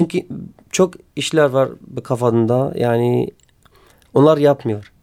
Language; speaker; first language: Turkish; non-native, learner; Kurdish